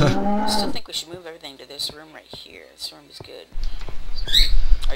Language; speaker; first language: English; native; English